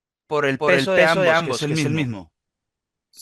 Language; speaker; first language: Spanish; native; Spanish